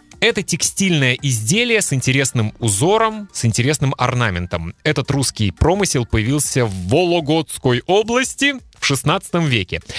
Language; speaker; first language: Russian; native; Russian